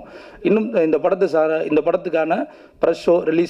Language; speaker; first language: Tamil; native; Tamil